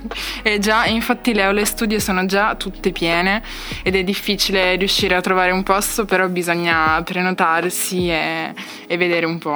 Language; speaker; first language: Italian; native; Italian